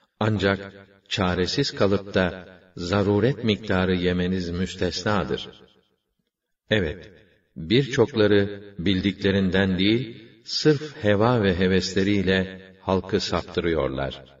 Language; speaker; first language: Turkish; native; Turkish